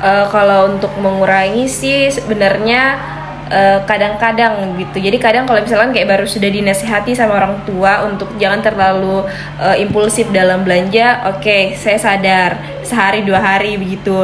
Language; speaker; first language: Indonesian; native; Indonesian